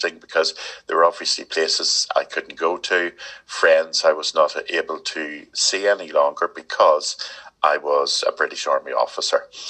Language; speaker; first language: English; native; English